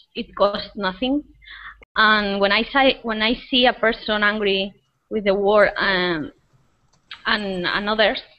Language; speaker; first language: English; non-native, fluent; Spanish